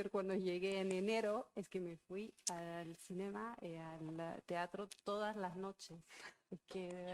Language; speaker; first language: Spanish; non-native, fluent; German